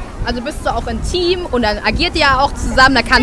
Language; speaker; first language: German; native; German